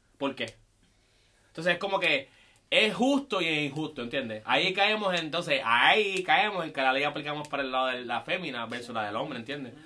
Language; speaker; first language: Spanish; early bilingual, heritage; Spanish